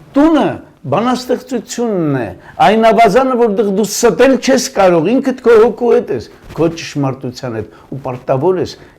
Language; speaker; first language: Armenian; native; Armenian